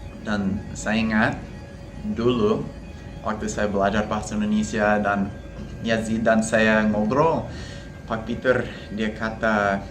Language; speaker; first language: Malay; non-native, fluent; English